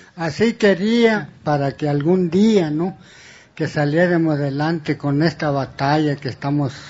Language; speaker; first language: Spanish; native; Spanish